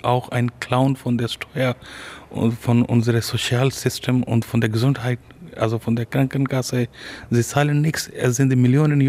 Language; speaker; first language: German; non-native, fluent; Urdu